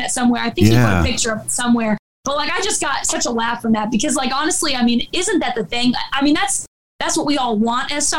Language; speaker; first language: English; native; English